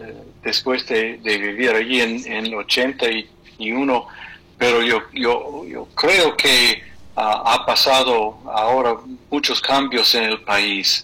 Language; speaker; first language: Spanish; non-native, fluent; English